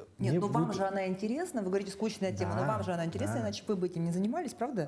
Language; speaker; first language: Russian; native; Russian